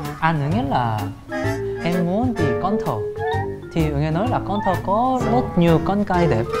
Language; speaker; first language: Vietnamese; non-native, learner; Korean